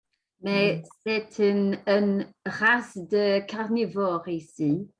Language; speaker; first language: French; non-native, learner; English